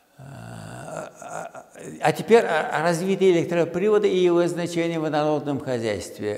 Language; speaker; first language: Russian; non-native, local second language; Uzbek